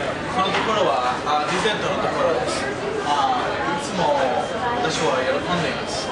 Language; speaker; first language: Japanese; non-native, learner; English